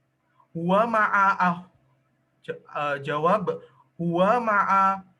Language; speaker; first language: Arabic; non-native, learner; Indonesian